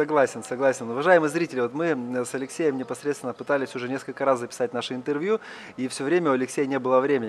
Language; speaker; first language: Russian; native; Russian